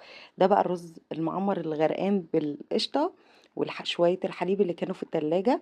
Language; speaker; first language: Arabic; native; Arabic